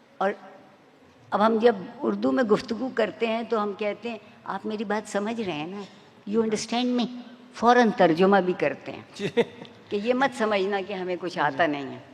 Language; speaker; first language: Urdu; native; Urdu